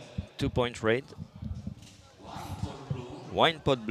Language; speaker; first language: English; non-native, learner; French